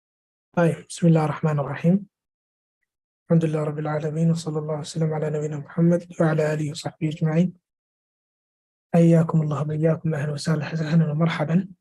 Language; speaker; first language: Arabic; non-native, fluent; English